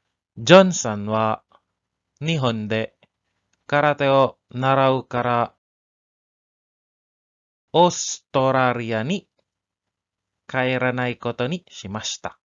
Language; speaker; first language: Japanese; non-native, learner; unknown